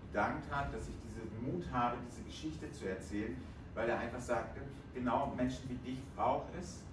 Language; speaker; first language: German; native; German